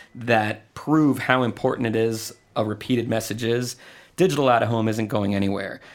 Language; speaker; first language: English; non-native, fluent; Spanish